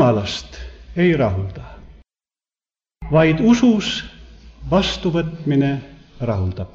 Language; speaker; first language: Estonian; native; Estonian